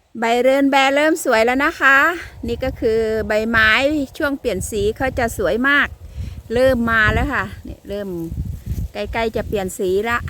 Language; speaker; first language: Thai; native; Thai